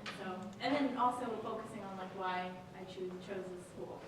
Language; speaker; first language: English; native; English